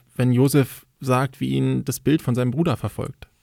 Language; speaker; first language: German; native; German